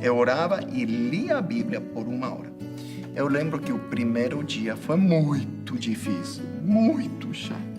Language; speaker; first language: Portuguese; non-native, fluent; English